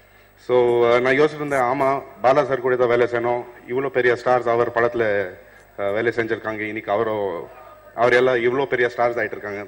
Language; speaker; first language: Tamil; non-native, fluent; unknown